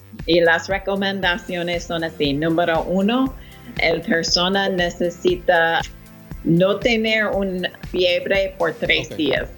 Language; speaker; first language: Spanish; non-native, fluent; English